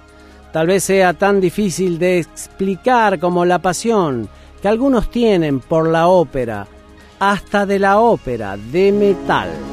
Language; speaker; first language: Spanish; native; Spanish